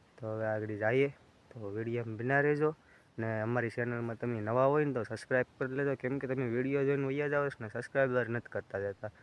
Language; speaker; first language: Gujarati; native; Gujarati